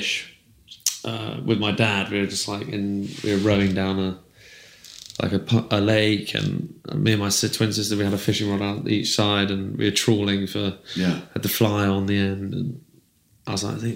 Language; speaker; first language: English; native; English